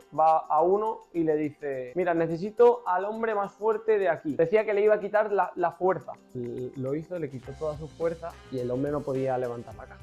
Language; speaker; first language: Spanish; native; Spanish